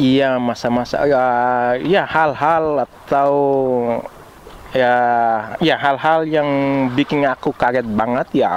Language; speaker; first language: Indonesian; non-native, local second language; Tetum